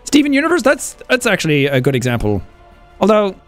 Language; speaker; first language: English; native; English